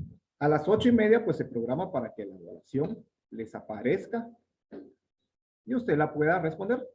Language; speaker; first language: Spanish; native; Spanish